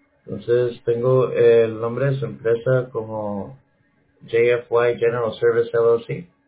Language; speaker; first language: Spanish; native; Spanish